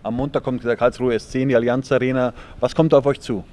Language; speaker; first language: German; native; German